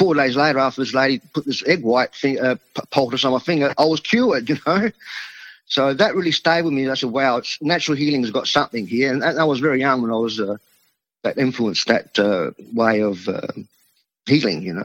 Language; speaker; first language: English; non-native, local second language; Italian